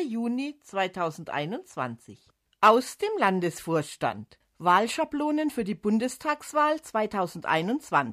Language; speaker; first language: German; native; German